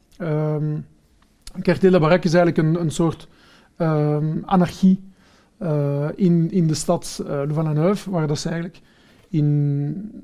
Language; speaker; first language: Dutch; early bilingual, other home language; Portuguese